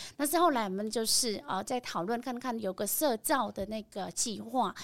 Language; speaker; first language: Chinese; non-native, fluent; Vietnamese